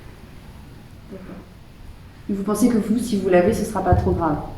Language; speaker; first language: French; native; French